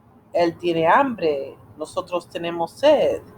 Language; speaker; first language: Spanish; non-native, fluent; English